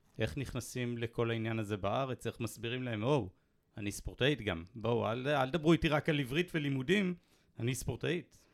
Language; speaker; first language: Hebrew; native; Hebrew